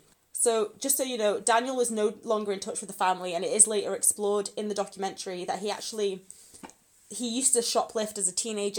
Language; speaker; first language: English; native; English